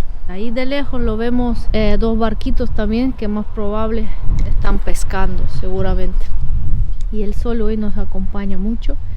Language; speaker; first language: Spanish; non-native, fluent; Russian